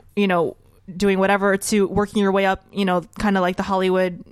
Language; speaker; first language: English; native; English